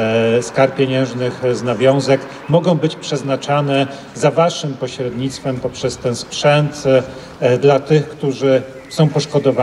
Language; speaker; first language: Polish; native; Polish